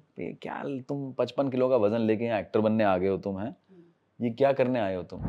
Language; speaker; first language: Hindi; native; Hindi